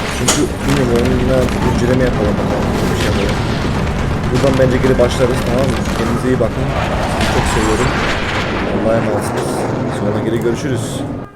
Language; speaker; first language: Turkish; early bilingual, heritage; Turkish